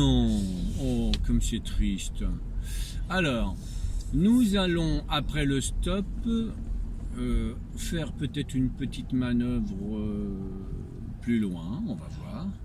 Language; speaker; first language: French; native; French